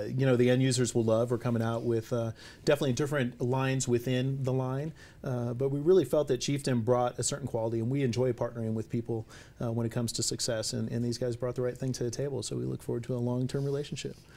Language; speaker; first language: English; native; English